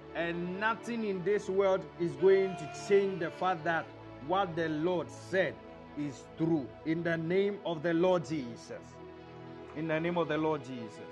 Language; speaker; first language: English; non-native, local second language; Akan